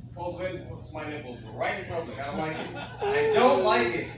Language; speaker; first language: English; native; English